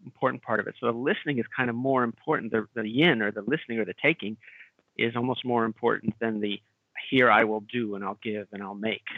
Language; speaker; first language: English; native; English